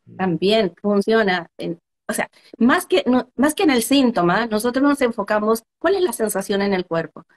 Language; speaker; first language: Spanish; native; Spanish